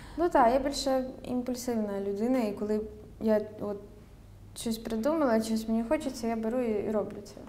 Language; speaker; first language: Ukrainian; native; Ukrainian